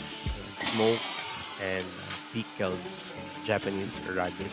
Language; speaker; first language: English; non-native, local second language; Filipino